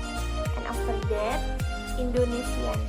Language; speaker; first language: English; non-native, learner; Indonesian